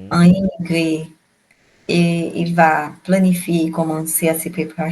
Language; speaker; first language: French; non-native, learner; Portuguese